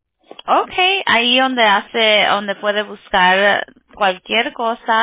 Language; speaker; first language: Spanish; early bilingual, heritage; Spanish